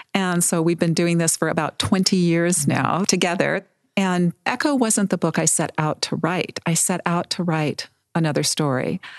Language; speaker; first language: English; native; English